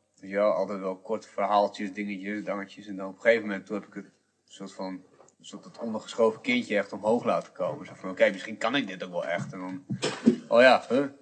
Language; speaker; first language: Dutch; early bilingual, other home language; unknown